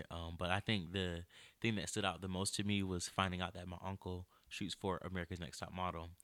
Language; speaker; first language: English; native; English